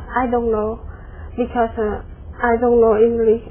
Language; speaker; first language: English; non-native, learner; Khmer